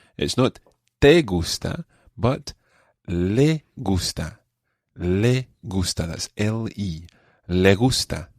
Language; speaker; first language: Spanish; non-native, fluent; English